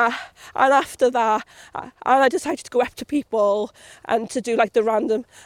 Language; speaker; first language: English; native; English